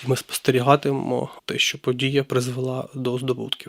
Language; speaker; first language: Ukrainian; native; Ukrainian